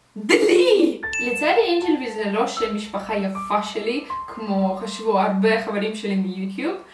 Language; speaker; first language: Hebrew; non-native, fluent; Russian